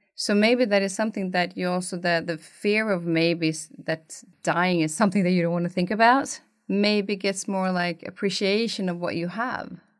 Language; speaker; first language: English; non-native, fluent; Swedish